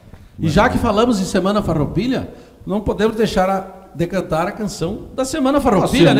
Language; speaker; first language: Portuguese; native; Portuguese